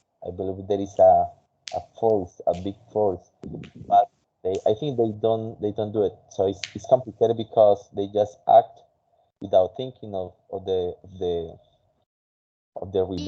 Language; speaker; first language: English; non-native, fluent; Spanish